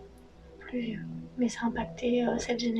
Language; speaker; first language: French; native; French